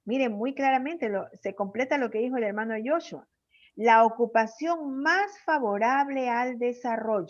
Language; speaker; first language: Spanish; native; Spanish